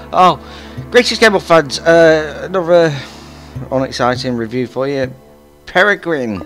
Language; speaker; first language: English; native; English